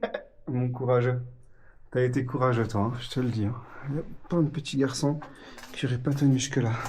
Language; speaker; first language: French; native; French